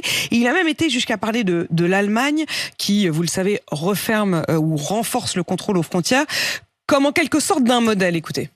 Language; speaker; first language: French; native; French